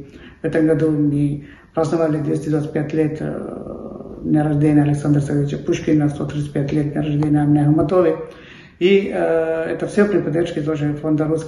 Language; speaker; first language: Russian; non-native, fluent; Malayalam